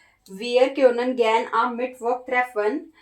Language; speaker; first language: German; non-native, learner; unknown